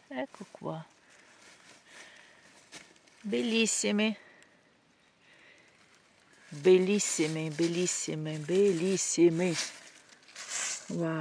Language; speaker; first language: Italian; non-native, learner; Ukrainian